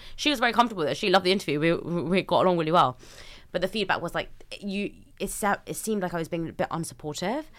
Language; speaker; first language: English; early bilingual, other home language; Hindi